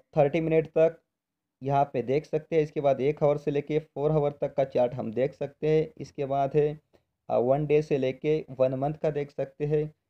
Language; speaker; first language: Hindi; non-native, local second language; Marathi